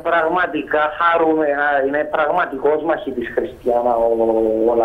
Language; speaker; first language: Greek; native; Greek